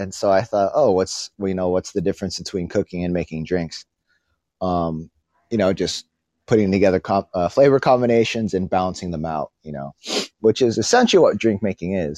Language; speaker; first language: English; early bilingual, other home language; Filipino